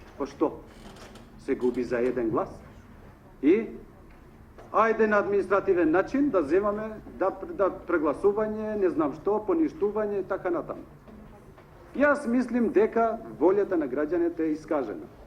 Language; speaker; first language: Macedonian; non-native, local second language; Albanian